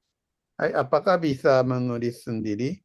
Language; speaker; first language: Indonesian; non-native, fluent; Japanese